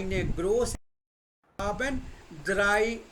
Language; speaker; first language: German; non-native, fluent; Hindi